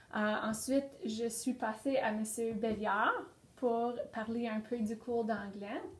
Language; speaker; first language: French; native; French